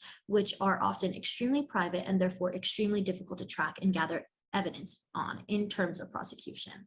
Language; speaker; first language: English; native; English